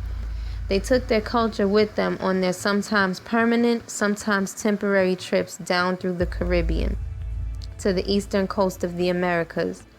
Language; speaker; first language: English; native; English